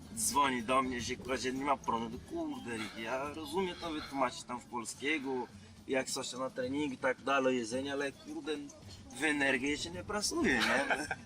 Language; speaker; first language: Polish; non-native, learner; Portuguese